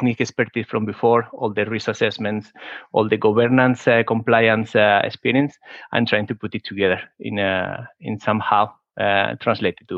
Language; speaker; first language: English; non-native, fluent; Spanish